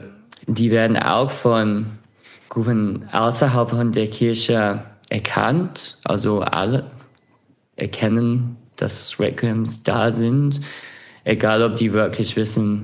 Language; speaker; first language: German; non-native, fluent; English